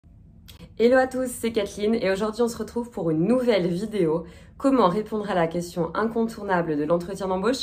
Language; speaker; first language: French; native; French